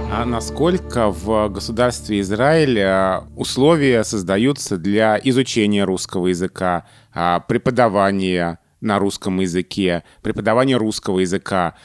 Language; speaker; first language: Russian; native; Russian